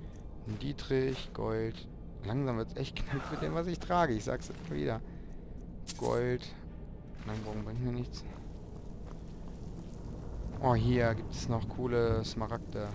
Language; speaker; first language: German; native; German